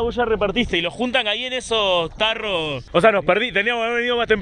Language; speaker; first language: Spanish; native; Spanish